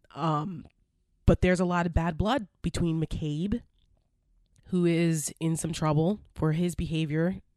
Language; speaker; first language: English; native; English